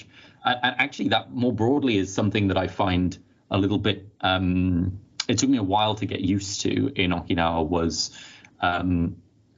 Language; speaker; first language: English; native; English